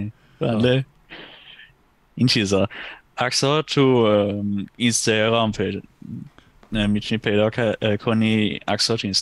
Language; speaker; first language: Persian; non-native, fluent; German